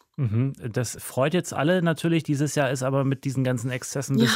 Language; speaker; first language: German; native; German